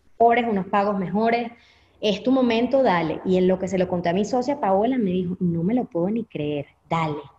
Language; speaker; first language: Spanish; native; Spanish